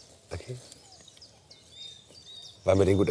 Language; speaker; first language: German; native; German